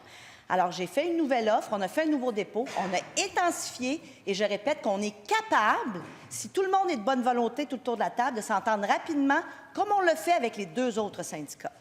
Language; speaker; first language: French; native; French